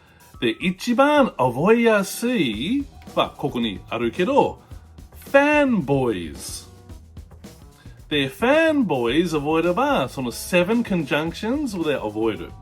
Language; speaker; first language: Japanese; non-native, fluent; English